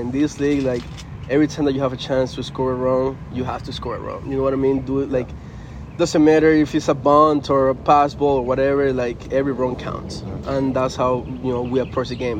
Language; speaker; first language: English; non-native, fluent; Spanish